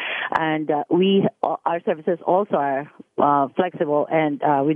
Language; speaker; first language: English; non-native, local second language; Filipino